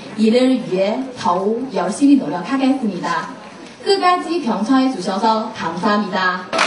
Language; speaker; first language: Korean; non-native, learner; Chinese